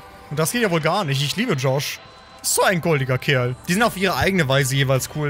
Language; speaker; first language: German; native; German